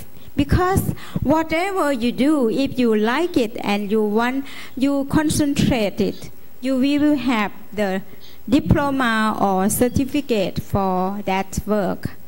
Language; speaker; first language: English; non-native, learner; Lao